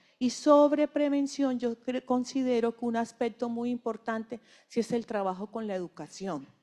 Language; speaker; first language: Spanish; native; Spanish